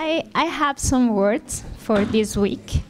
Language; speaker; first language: English; non-native, learner; Portuguese